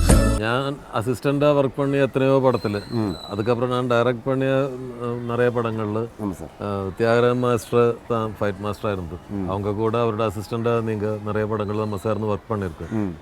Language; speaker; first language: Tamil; non-native, fluent; Malayalam